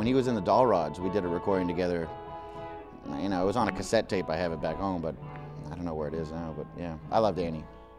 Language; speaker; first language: English; native; English